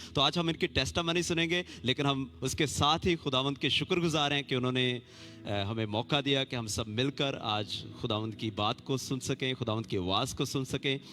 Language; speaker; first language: Urdu; native; Urdu